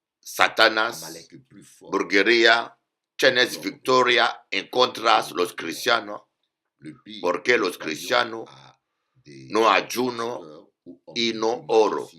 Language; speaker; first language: Spanish; non-native, learner; French